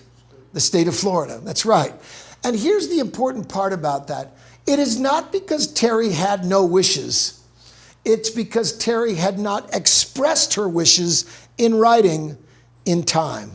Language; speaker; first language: English; native; English